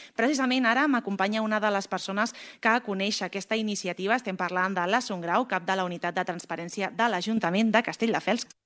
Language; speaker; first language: Catalan; native; Catalan